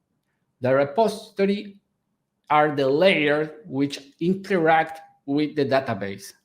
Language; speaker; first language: English; non-native, fluent; Spanish